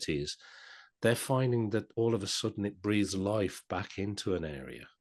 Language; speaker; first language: English; native; English